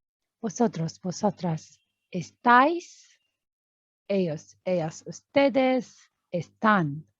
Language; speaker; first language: Spanish; non-native, learner; Arabic